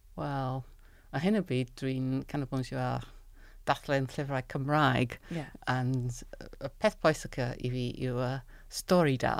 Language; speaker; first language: Welsh; non-native, learner; English